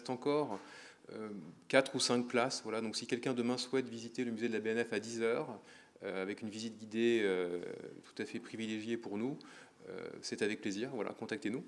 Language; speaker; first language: French; native; French